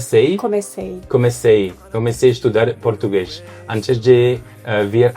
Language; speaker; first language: Portuguese; non-native, learner; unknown